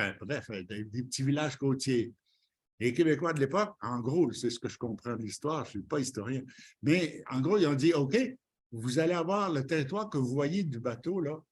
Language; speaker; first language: French; native; French